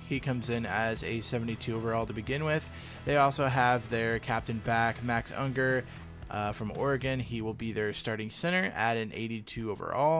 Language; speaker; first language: English; native; English